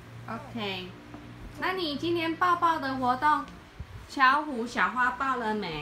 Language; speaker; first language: Chinese; native; Chinese